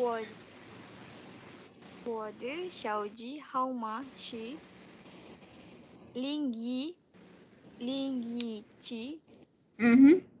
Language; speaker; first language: Chinese; non-native, learner; Malay